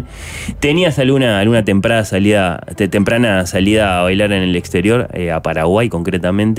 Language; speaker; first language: Spanish; native; Spanish